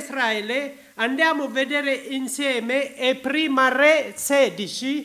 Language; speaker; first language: Italian; non-native, learner; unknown